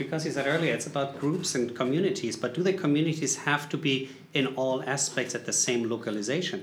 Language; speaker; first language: English; non-native, fluent; German